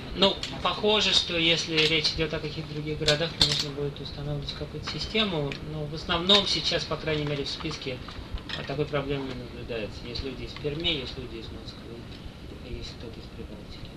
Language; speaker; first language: Russian; native; Russian